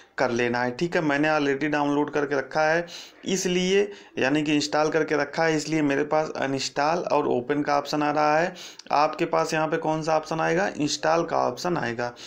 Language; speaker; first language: Hindi; native; Hindi